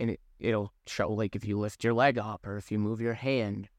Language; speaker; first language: English; native; English